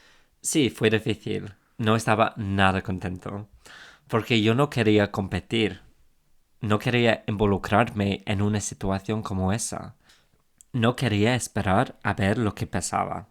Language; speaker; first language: Spanish; non-native, fluent; English